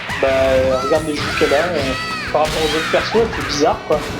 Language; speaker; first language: French; native; French